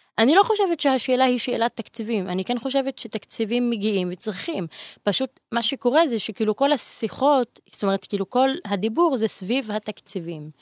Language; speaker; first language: Hebrew; non-native, local second language; Arabic